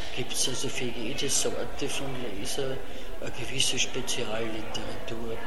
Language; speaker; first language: German; non-native, local second language; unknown